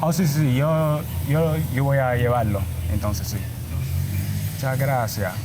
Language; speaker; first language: Spanish; non-native, learner; English